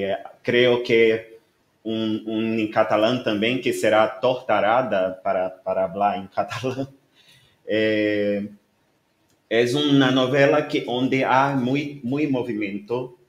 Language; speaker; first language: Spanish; non-native, learner; Portuguese